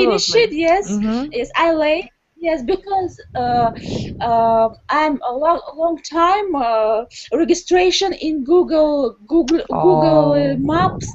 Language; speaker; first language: English; non-native, learner; Russian